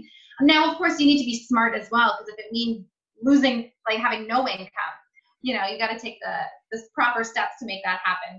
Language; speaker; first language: English; native; English